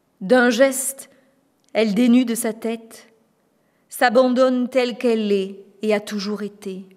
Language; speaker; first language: French; native; French